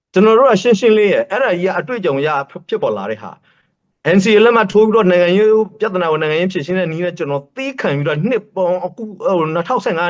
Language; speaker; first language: Burmese; non-native, local second language; S'gaw Karen